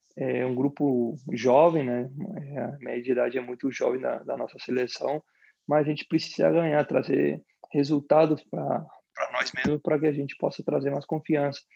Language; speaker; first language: Portuguese; non-native, fluent; Spanish